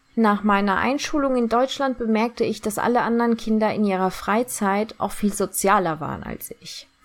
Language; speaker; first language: German; early bilingual, other home language; Turkish